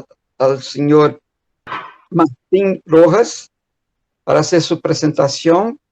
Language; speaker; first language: Spanish; non-native, fluent; Portuguese